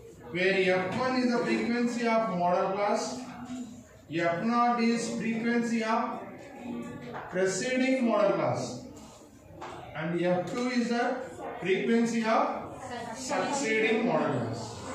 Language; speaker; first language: English; non-native, local second language; Telugu